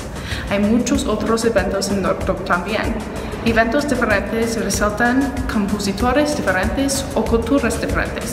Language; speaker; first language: Spanish; non-native, learner; English